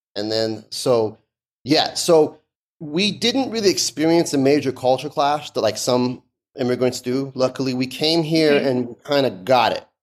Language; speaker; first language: English; early bilingual, other home language; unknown